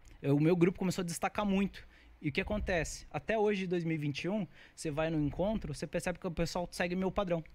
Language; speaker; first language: Portuguese; native; Portuguese